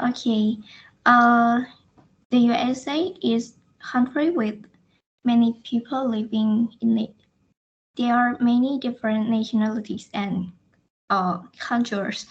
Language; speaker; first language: English; non-native, learner; Thai